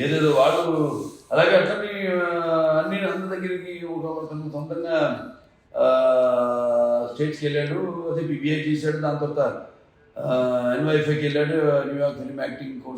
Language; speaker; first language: Telugu; native; Telugu